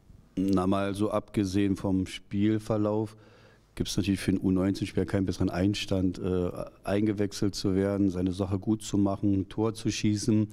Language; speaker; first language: German; native; German